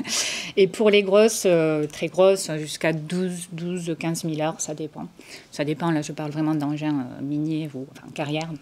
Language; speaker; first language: French; native; French